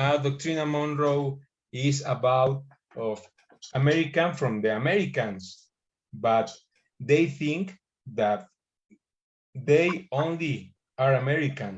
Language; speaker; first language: English; non-native, learner; Spanish